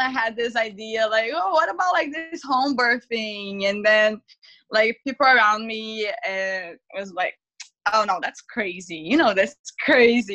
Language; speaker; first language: English; non-native, fluent; Portuguese